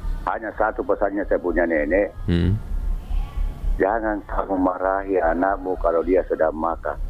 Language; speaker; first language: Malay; non-native, local second language; Buginese